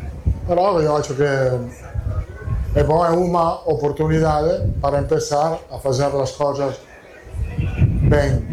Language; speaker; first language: Portuguese; non-native, learner; Italian